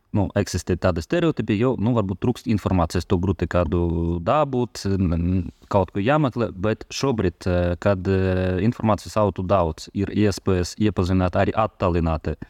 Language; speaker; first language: Latvian; non-native, local second language; Russian